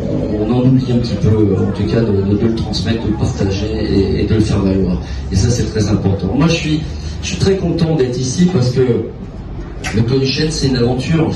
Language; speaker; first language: French; native; French